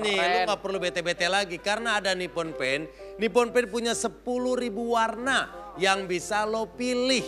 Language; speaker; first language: Indonesian; native; Indonesian